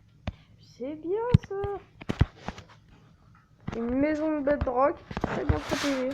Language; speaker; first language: French; native; French